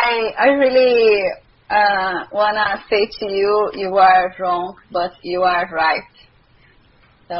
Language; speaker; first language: English; non-native, learner; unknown